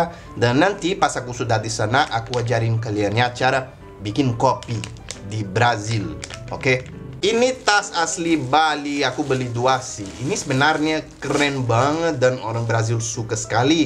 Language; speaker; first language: Indonesian; non-native, fluent; Portuguese